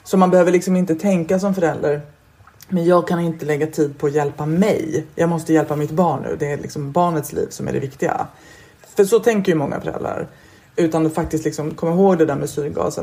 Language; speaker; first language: Swedish; native; Swedish